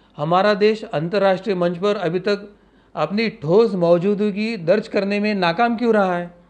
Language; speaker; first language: Hindi; non-native, local second language; Marathi